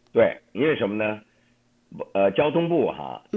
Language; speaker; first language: Chinese; native; Chinese